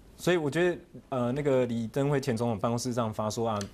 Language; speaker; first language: Chinese; native; Chinese